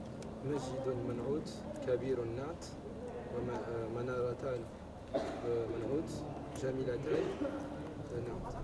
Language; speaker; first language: Arabic; non-native, learner; French